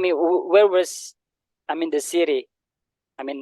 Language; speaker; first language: English; non-native, learner; Indonesian